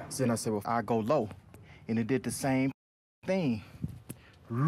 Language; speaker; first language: English; native; English